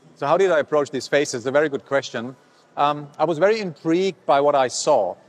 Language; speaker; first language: English; non-native, fluent; German